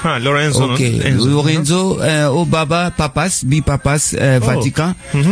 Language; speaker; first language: Turkish; non-native, learner; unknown